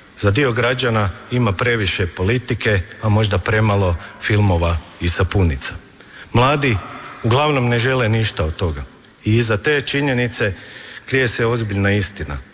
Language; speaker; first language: Croatian; native; Croatian